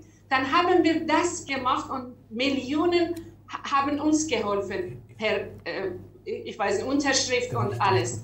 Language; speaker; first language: German; non-native, learner; Persian